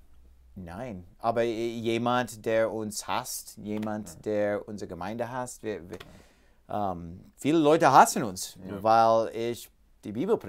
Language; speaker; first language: German; non-native, learner; English